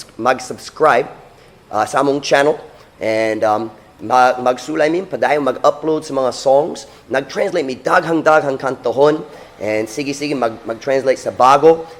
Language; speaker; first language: Cebuano; non-native, learner; English